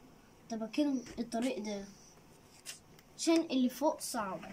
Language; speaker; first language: Arabic; native; Arabic